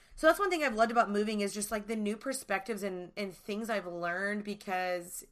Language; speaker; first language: English; native; English